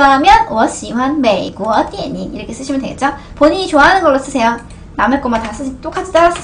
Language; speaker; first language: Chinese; non-native, fluent; Korean